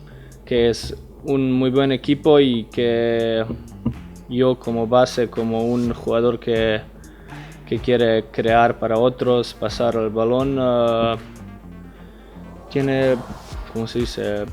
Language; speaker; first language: Spanish; non-native, fluent; Slovenian